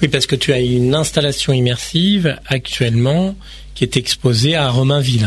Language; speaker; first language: French; native; French